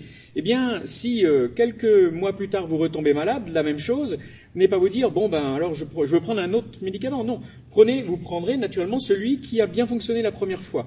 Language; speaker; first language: French; native; French